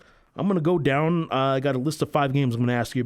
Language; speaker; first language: English; native; English